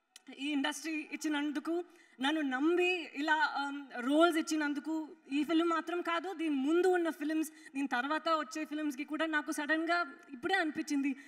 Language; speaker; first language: Telugu; non-native, fluent; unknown